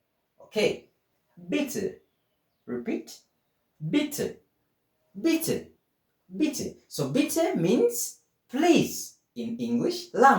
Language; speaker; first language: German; non-native, fluent; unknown